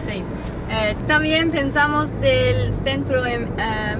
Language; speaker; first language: Spanish; non-native, learner; English